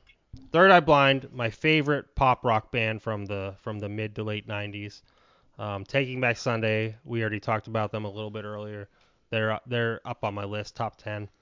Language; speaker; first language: English; native; English